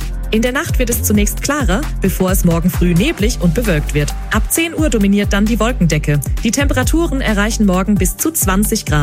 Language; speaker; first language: German; native; German